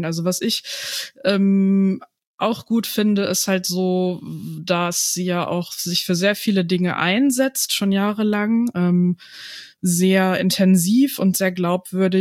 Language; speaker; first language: German; native; German